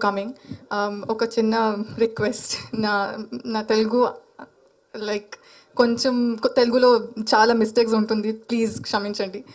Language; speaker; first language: Telugu; non-native, learner; Malayalam